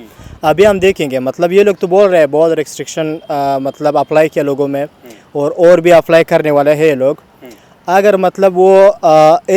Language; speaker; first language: Hindi; non-native, learner; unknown